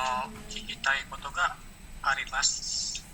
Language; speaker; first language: Japanese; non-native, learner; Indonesian